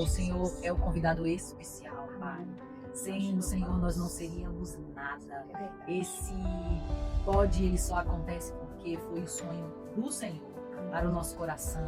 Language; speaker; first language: Portuguese; native; Portuguese